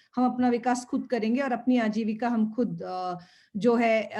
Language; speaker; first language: Hindi; non-native, local second language; Bangla